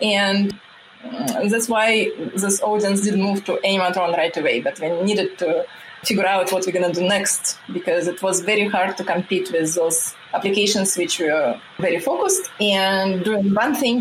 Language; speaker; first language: English; non-native, fluent; Russian